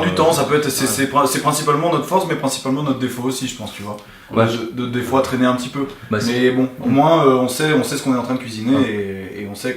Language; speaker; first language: French; native; French